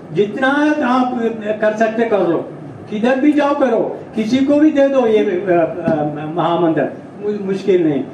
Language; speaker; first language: Hindi; non-native, local second language; Malayalam